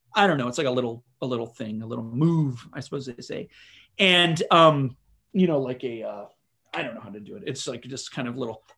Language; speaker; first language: English; native; English